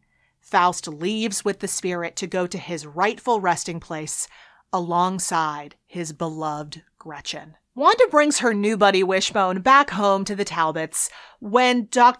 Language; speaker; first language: English; native; English